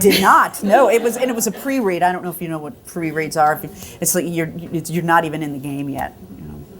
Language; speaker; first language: English; native; English